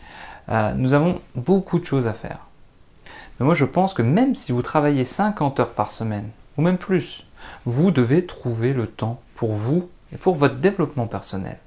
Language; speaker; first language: French; native; French